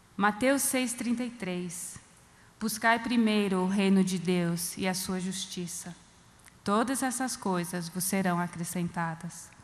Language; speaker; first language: Portuguese; non-native, fluent; English